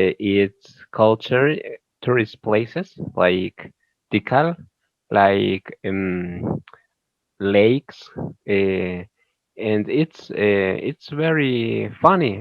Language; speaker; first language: English; non-native, learner; Spanish